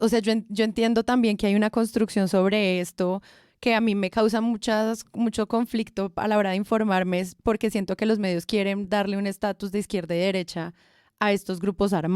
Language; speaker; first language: Spanish; native; Spanish